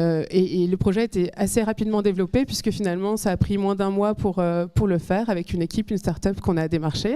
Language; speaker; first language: French; native; French